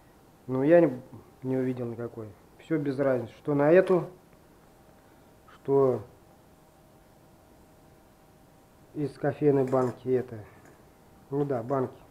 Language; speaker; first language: Russian; native; Russian